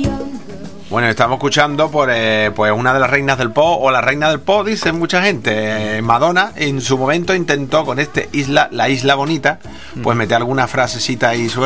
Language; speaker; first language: Spanish; native; Spanish